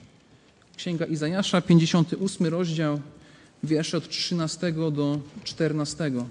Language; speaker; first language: Polish; native; Polish